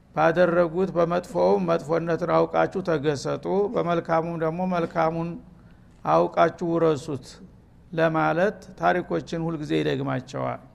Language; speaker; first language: Amharic; native; Amharic